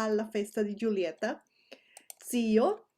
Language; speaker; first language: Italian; non-native, fluent; Spanish